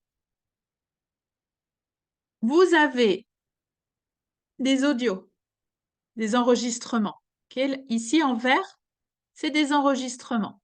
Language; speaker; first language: French; native; French